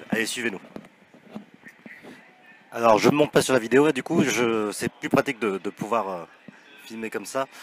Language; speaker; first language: French; native; French